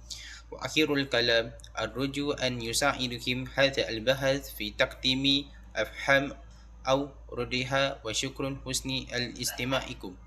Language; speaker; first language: Arabic; non-native, learner; Malay